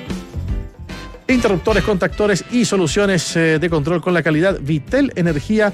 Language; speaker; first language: Spanish; native; Spanish